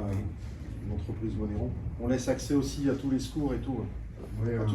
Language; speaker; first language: French; native; French